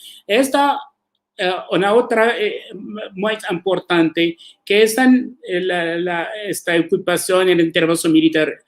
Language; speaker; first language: Spanish; non-native, learner; Arabic